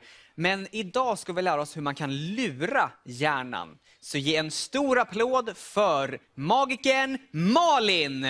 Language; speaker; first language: Swedish; native; Swedish